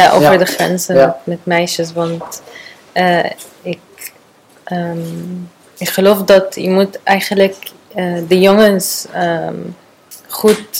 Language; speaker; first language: Dutch; non-native, learner; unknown